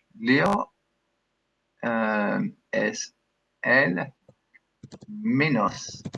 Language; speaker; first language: Spanish; non-native, learner; English